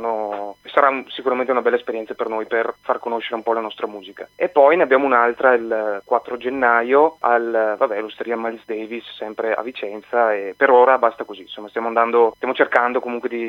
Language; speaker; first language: Italian; native; Italian